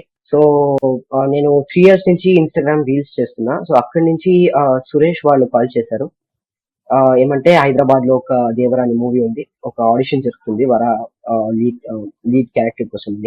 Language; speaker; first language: Telugu; non-native, learner; Kannada